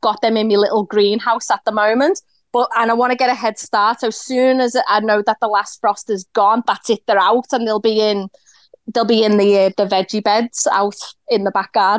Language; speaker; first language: English; native; English